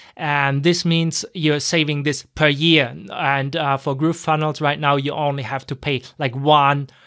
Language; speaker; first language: English; non-native, fluent; German